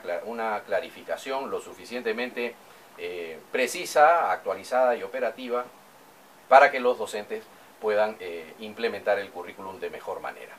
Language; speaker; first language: Spanish; native; Spanish